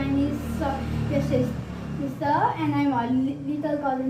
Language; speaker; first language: English; non-native, fluent; Nepali